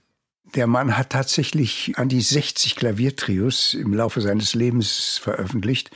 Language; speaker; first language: German; native; German